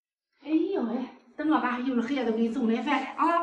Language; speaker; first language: Chinese; native; Chinese